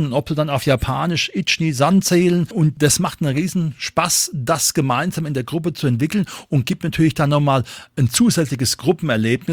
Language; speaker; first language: German; native; German